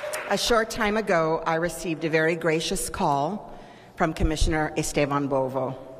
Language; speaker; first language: English; native; English